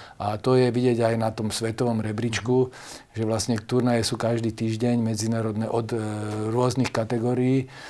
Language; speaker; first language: Slovak; native; Slovak